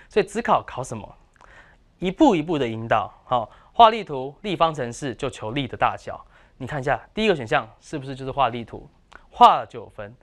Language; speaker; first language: Chinese; native; Chinese